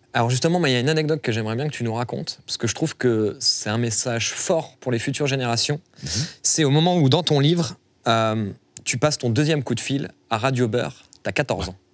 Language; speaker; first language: French; native; French